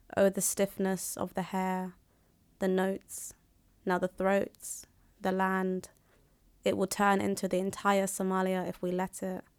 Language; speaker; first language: English; early bilingual, other home language; Somali